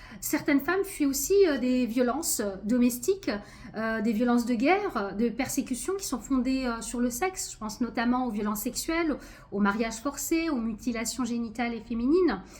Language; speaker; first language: French; early bilingual, other home language; Arabic